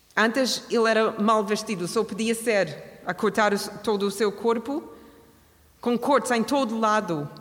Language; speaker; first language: Portuguese; non-native, fluent; English